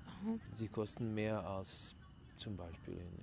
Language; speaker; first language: German; non-native, fluent; Serbian